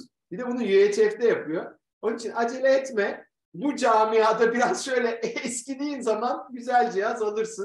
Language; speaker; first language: Turkish; native; Turkish